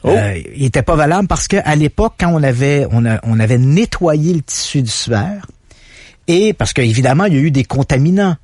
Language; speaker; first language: French; native; French